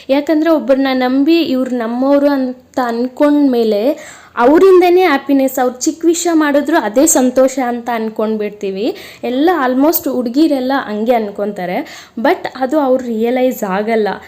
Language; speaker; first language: Kannada; native; Kannada